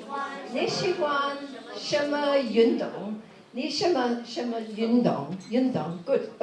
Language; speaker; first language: Chinese; non-native, learner; English